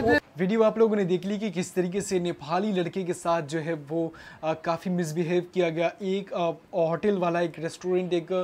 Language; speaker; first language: Hindi; native; Hindi